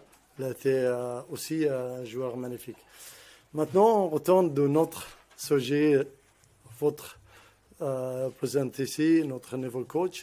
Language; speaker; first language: French; non-native, learner; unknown